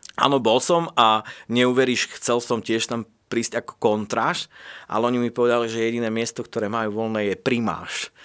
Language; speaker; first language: Slovak; native; Slovak